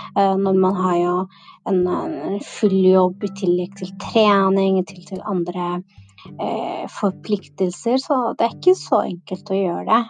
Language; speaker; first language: Norwegian; non-native, fluent; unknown